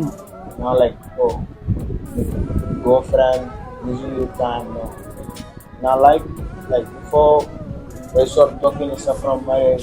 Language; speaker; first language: English; non-native, learner; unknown